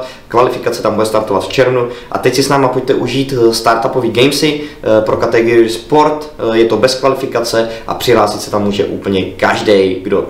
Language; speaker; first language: Czech; native; Czech